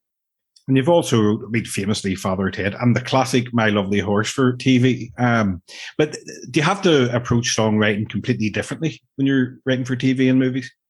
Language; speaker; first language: English; native; English